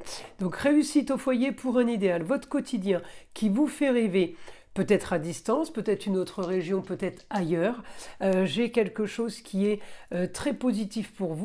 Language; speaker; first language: French; native; French